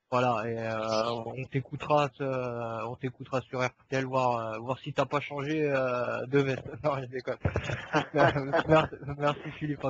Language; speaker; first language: French; native; French